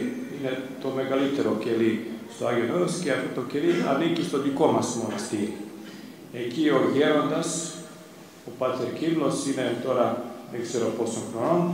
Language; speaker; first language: Greek; non-native, fluent; Serbian